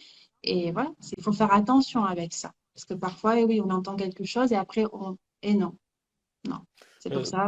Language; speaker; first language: French; native; French